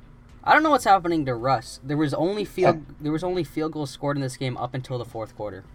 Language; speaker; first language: English; native; English